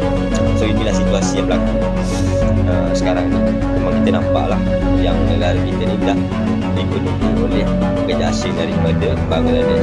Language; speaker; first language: Malay; native; Malay